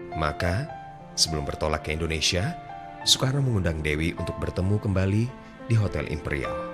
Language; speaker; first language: Indonesian; native; Indonesian